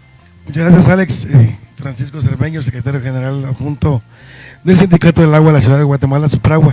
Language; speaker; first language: Spanish; native; Spanish